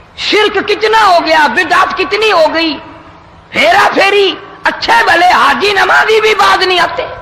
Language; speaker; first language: Urdu; non-native, local second language; Saraiki